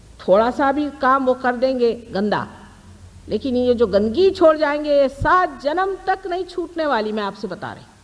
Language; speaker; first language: Hindi; non-native, local second language; Marathi